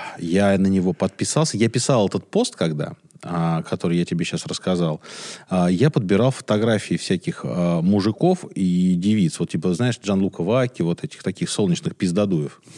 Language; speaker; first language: Russian; native; Russian